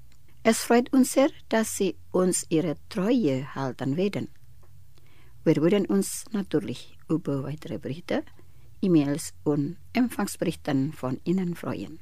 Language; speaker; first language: German; non-native, fluent; Indonesian